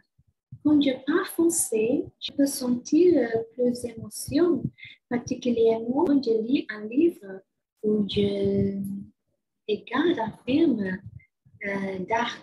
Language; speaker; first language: French; non-native, learner; Chinese